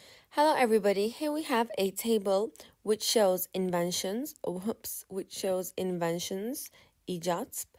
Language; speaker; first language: English; non-native, fluent; Turkish